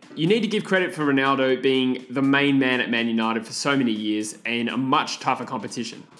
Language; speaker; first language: English; native; English